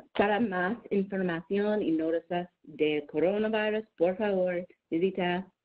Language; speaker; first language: Spanish; non-native, learner; English